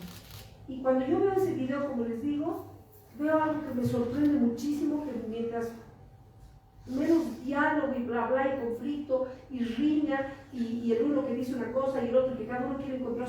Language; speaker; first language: Spanish; native; Spanish